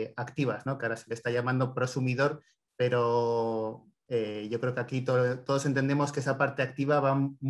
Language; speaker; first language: Spanish; native; Spanish